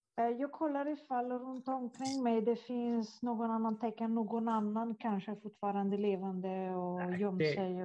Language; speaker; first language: Swedish; non-native, fluent; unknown